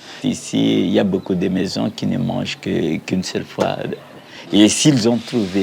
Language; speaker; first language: French; non-native, local second language; Malagasy